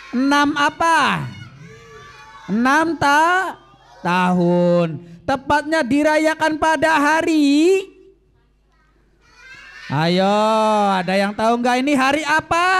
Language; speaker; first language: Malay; non-native, local second language; Javanese